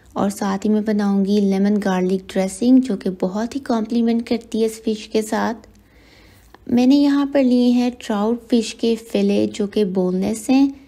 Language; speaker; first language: Hindi; native; Hindi